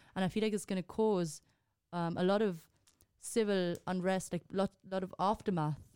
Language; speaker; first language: English; non-native, fluent; Spanish